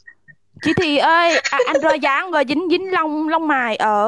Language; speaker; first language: Vietnamese; non-native, fluent; Malay